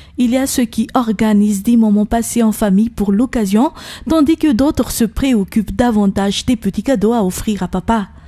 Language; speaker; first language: French; non-native, local second language; Malagasy